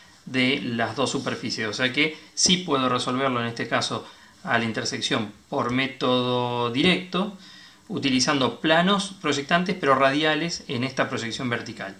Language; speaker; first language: Spanish; native; Spanish